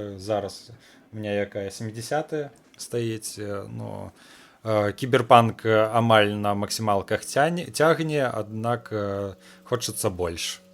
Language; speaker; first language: Belarusian; non-native, local second language; Russian